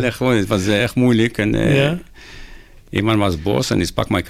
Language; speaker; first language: Dutch; non-native, learner; Hebrew